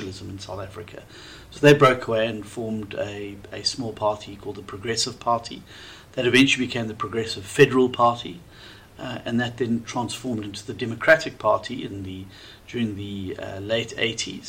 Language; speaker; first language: English; native; English